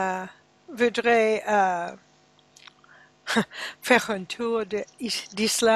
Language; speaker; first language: French; non-native, learner; English